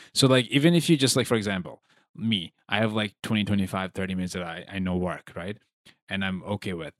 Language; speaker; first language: English; non-native, local second language; Bangla